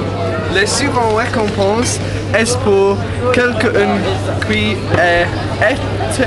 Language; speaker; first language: French; non-native, learner; English